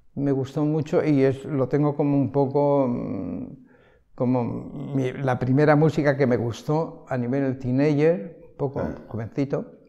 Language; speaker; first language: Spanish; native; Spanish